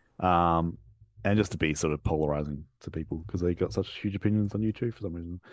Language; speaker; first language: English; native; English